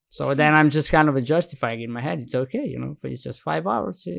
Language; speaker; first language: English; non-native, fluent; Slovenian